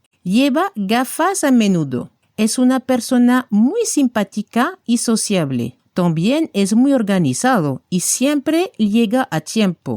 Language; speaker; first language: Spanish; non-native, fluent; French